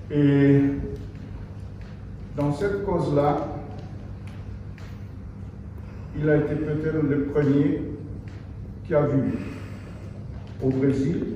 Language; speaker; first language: French; non-native, fluent; Portuguese